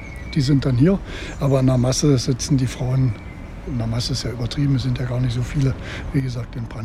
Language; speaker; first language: German; native; German